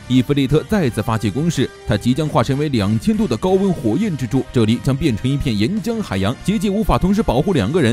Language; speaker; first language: Chinese; native; Chinese